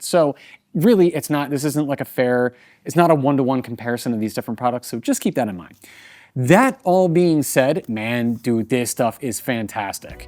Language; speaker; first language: English; native; English